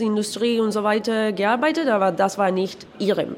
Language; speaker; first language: German; non-native, learner; Spanish